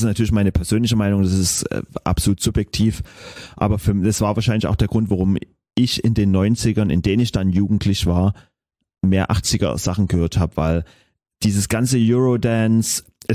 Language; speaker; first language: German; native; German